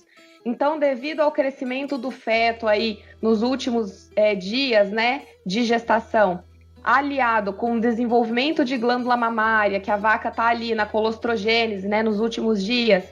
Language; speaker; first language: Portuguese; native; Portuguese